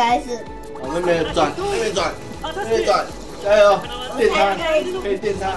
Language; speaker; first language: Chinese; native; Chinese